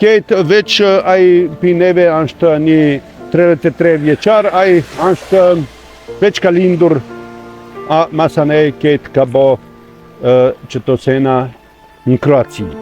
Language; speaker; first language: Albanian; non-native, local second language; Croatian